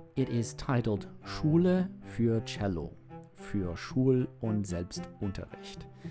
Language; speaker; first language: German; non-native, fluent; English